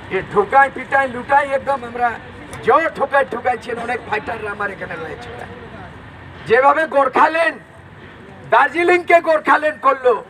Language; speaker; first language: Bangla; non-native, local second language; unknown